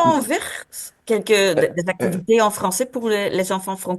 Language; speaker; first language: French; non-native, local second language; Dutch